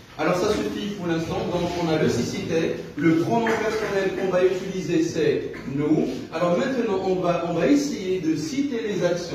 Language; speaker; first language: French; non-native, local second language; Arabic